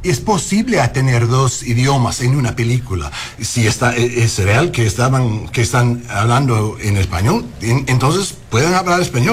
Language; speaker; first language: Spanish; non-native, learner; English